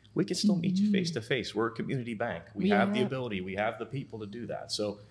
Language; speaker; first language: English; native; English